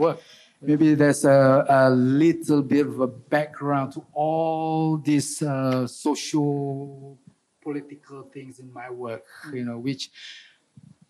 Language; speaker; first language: English; non-native, local second language; Malay